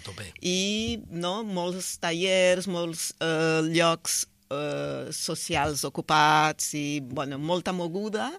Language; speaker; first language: Catalan; non-native, fluent; Portuguese